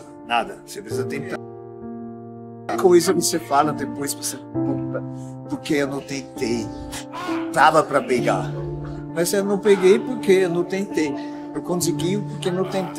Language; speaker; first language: Portuguese; non-native, fluent; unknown